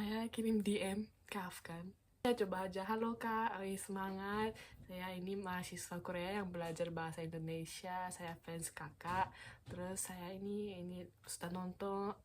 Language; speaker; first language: Indonesian; non-native, fluent; Korean